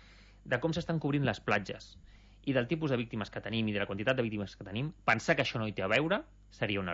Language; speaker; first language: Catalan; native; Catalan